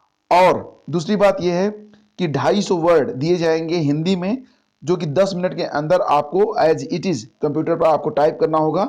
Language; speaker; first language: Hindi; native; Hindi